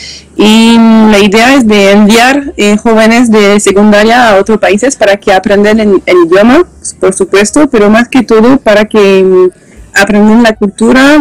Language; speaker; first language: Spanish; non-native, learner; French